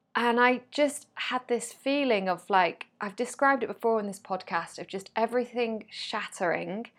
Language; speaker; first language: English; native; English